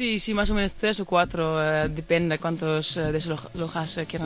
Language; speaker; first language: Spanish; non-native, fluent; Dutch